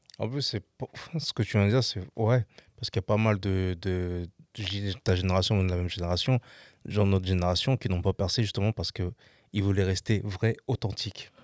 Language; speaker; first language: French; native; French